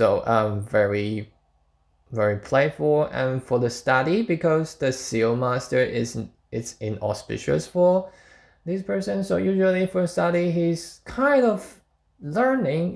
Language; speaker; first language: English; non-native, fluent; Chinese